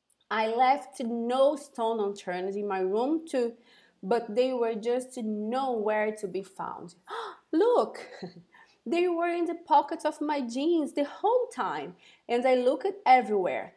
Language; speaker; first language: English; non-native, fluent; Portuguese